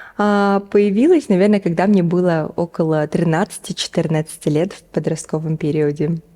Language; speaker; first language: Russian; non-native, local second language; Kazakh